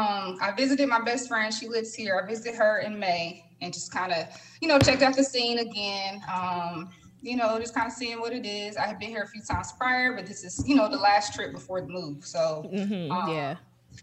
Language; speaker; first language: English; native; English